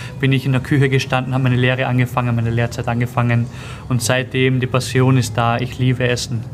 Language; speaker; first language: German; native; German